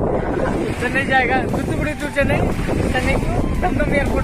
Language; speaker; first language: Hindi; non-native, local second language; Odia